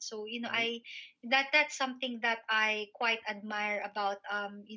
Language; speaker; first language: English; non-native, local second language; Filipino